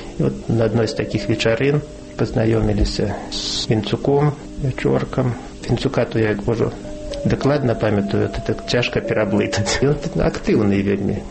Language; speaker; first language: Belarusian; non-native, local second language; Russian